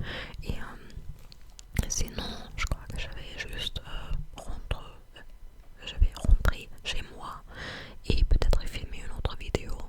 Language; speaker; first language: French; non-native, fluent; English